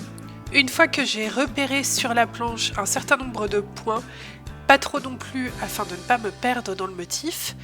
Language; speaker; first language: French; native; French